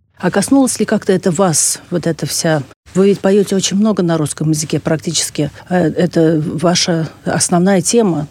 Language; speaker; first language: Russian; native; Russian